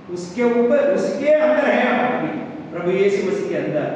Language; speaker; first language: Hindi; non-native, local second language; Telugu